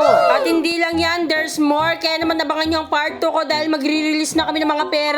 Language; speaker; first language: Filipino; native; Filipino